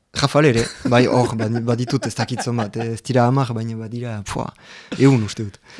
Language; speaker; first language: Basque; non-native, local second language; French